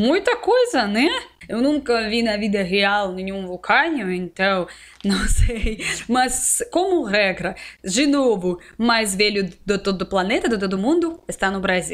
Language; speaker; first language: Portuguese; non-native, learner; Russian